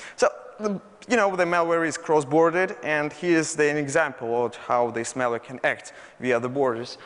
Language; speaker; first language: English; non-native, fluent; Russian